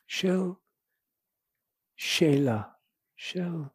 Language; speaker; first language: Hebrew; non-native, fluent; English